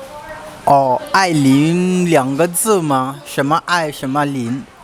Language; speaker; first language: Chinese; non-native, learner; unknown